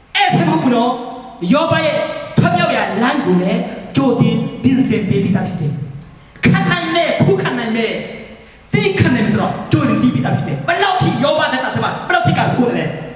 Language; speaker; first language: Burmese; non-native, local second language; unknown